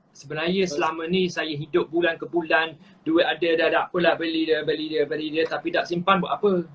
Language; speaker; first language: Malay; non-native, fluent; English